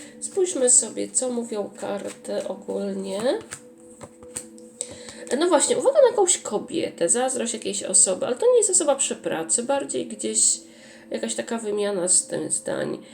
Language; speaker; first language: Polish; native; Polish